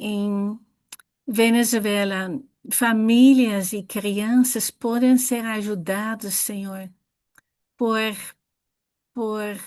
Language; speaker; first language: Portuguese; non-native, fluent; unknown